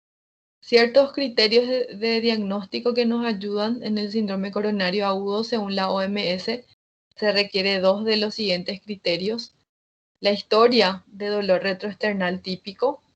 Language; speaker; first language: Spanish; native; Spanish